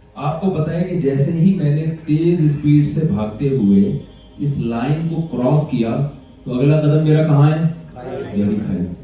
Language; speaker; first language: Urdu; native; Urdu